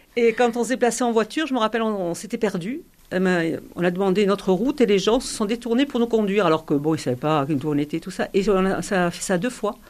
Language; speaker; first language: French; native; French